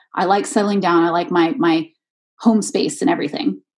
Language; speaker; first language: English; native; English